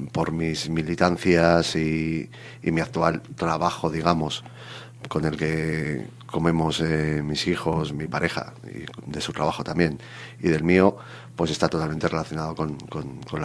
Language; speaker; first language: Spanish; native; Spanish